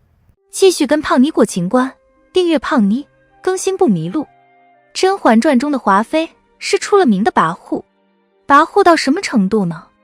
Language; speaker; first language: Chinese; native; Chinese